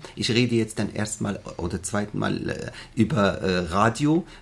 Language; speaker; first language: German; non-native, fluent; Arabic